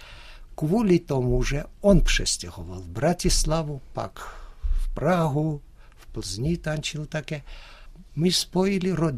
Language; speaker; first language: Czech; early bilingual, heritage; Czech